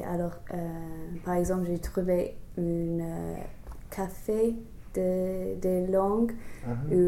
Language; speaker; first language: French; non-native, fluent; English